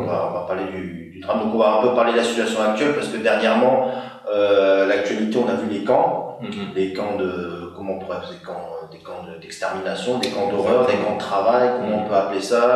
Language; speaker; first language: French; native; French